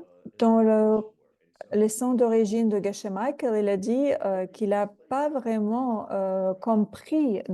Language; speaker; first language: French; non-native, fluent; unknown